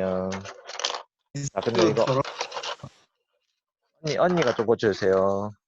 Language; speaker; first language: Korean; native; Korean